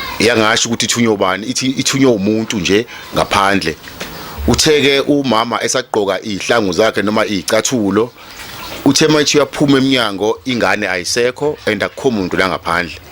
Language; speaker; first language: Zulu; native; Zulu